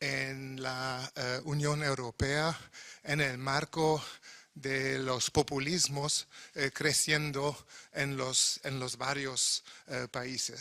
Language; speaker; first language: Spanish; non-native, fluent; German